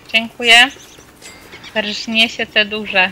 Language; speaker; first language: Polish; native; Polish